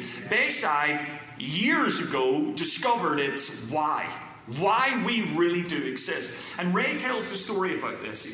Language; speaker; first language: English; native; English